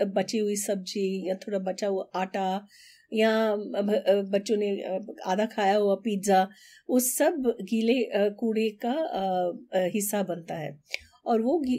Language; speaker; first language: Hindi; non-native, local second language; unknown